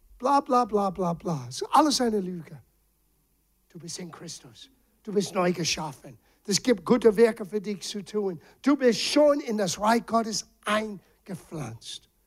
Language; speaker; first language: German; non-native, fluent; English